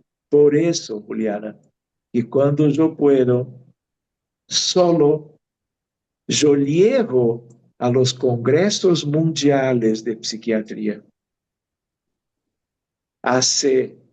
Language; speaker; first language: Spanish; non-native, fluent; Portuguese